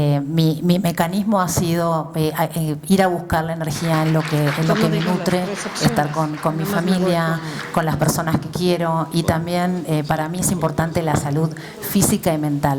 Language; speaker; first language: Spanish; native; Spanish